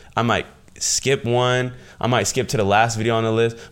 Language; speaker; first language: English; native; English